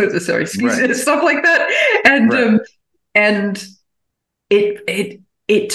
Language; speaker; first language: English; native; English